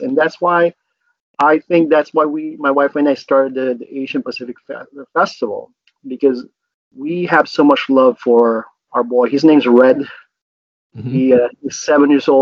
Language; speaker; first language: English; non-native, local second language; Filipino